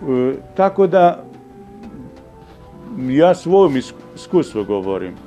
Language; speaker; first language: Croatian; non-native, fluent; Persian